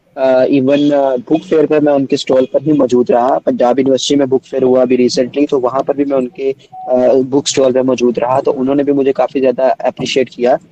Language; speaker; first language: Urdu; non-native, local second language; Punjabi